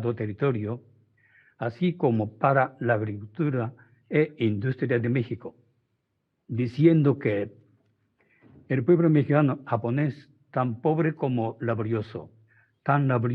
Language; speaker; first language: Spanish; non-native, fluent; Japanese